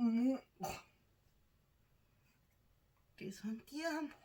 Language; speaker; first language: French; non-native, learner; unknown